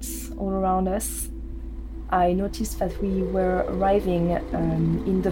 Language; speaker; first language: English; non-native, fluent; French